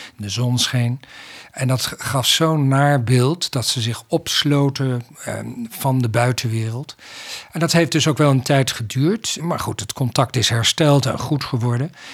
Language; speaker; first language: Dutch; native; Dutch